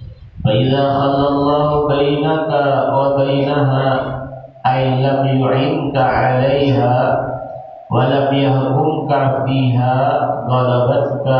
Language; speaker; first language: Arabic; non-native, fluent; Banjar